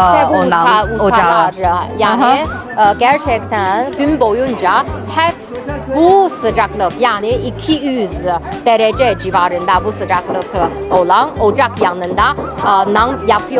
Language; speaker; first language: Turkish; non-native, learner; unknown